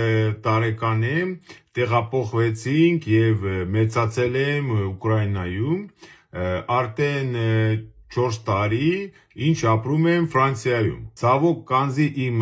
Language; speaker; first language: Armenian; early bilingual, heritage; Armenian